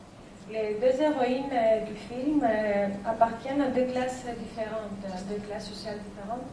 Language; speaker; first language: French; non-native, fluent; Greek